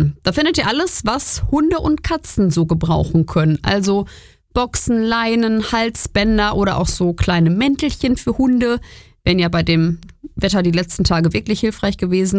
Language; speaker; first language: German; native; German